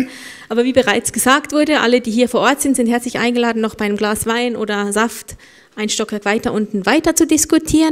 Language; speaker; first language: German; native; German